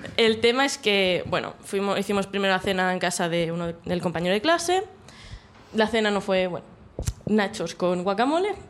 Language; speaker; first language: Spanish; non-native, local second language; Catalan